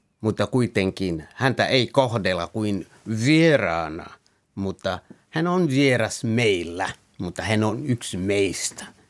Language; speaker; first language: Finnish; non-native, fluent; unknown